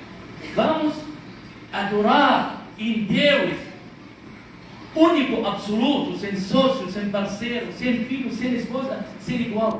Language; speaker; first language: Portuguese; non-native, learner; Arabic